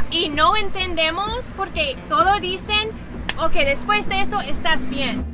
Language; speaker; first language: Spanish; non-native, learner; English